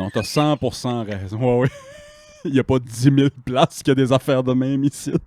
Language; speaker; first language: French; native; French